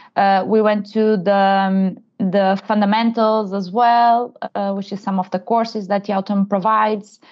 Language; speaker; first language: English; non-native, fluent; Portuguese